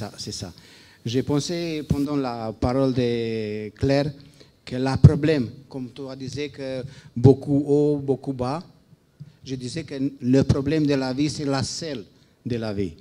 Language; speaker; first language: French; non-native, fluent; Romanian